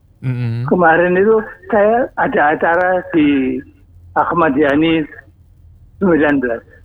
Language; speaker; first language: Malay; non-native, local second language; Javanese